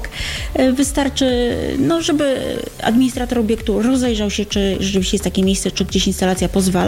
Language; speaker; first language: Polish; native; Polish